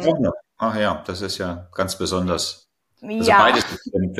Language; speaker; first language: German; native; German